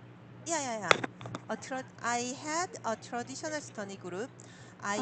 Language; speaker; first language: English; non-native, learner; Korean